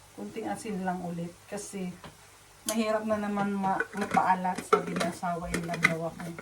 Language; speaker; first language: Filipino; non-native, local second language; Waray